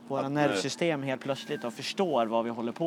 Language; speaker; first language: Swedish; native; Swedish